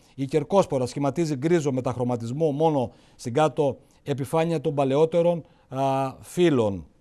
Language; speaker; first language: Greek; native; Greek